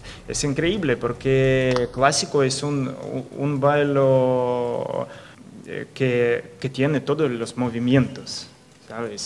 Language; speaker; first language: Spanish; non-native, learner; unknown